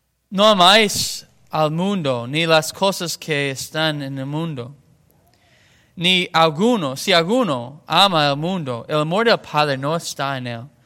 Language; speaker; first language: Spanish; non-native, fluent; English